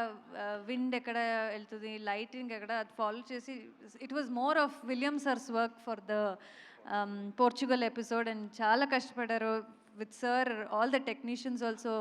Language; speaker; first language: Telugu; non-native, local second language; Kannada